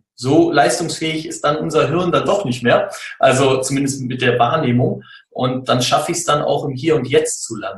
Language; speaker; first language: German; native; German